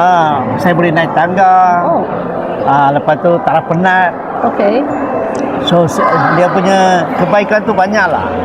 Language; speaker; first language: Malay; non-native, local second language; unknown